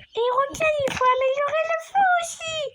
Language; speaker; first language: French; native; French